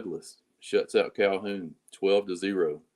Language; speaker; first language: English; native; English